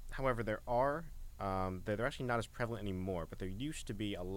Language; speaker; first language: English; native; English